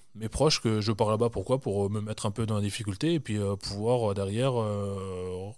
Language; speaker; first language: French; native; French